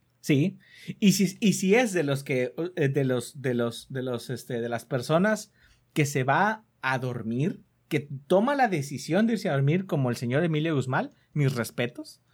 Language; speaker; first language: Spanish; native; Spanish